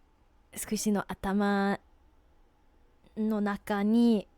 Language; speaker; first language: Japanese; non-native, learner; English